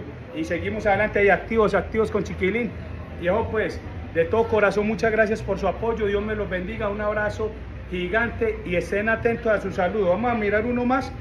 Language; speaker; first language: Spanish; native; Spanish